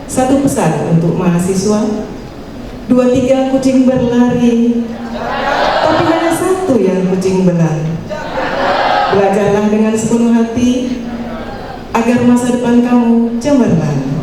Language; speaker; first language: Indonesian; native; Indonesian